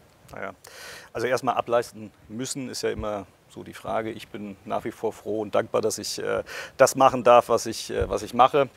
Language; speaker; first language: German; native; German